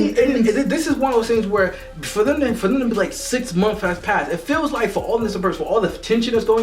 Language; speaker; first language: English; native; English